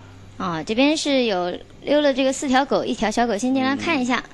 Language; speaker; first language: Chinese; native; Chinese